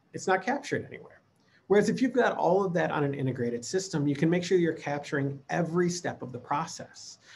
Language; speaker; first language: English; native; English